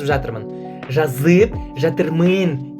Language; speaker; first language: Kazakh; non-native, learner; Russian